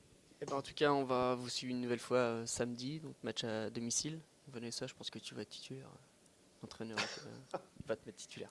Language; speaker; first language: French; native; French